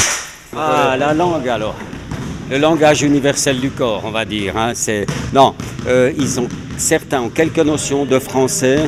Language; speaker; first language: French; native; French